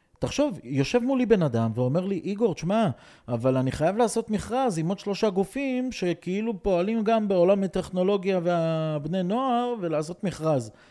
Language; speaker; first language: Hebrew; non-native, fluent; Russian